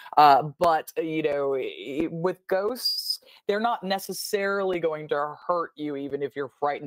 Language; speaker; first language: English; native; English